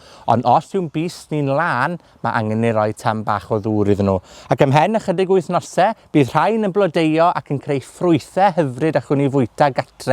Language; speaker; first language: Welsh; native; Welsh